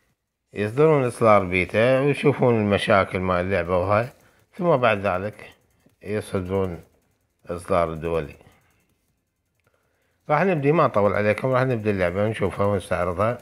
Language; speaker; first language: Arabic; native; Arabic